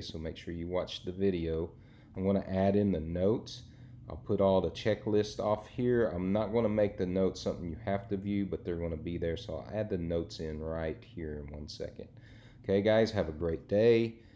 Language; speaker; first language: English; native; English